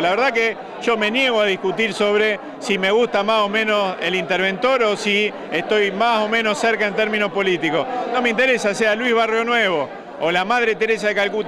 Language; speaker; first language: Spanish; native; Spanish